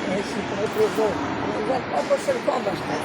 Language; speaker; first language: Greek; non-native, learner; Armenian